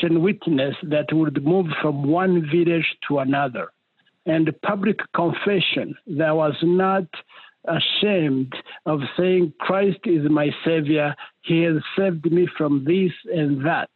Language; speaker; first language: English; non-native, local second language; Kinyarwanda